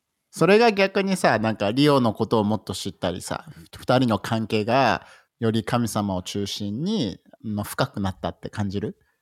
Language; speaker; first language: Japanese; native; Japanese